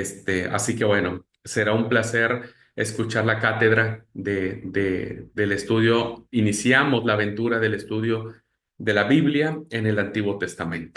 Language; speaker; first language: Spanish; native; Spanish